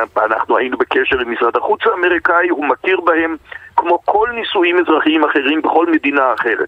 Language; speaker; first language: Hebrew; native; Hebrew